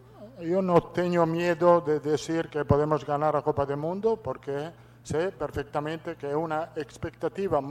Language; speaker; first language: Portuguese; non-native, fluent; Italian